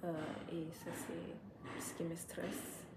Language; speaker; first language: French; non-native, fluent; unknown